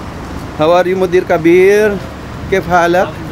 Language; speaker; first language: English; non-native, learner; Filipino